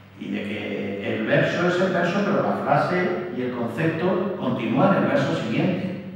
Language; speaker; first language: Spanish; native; Spanish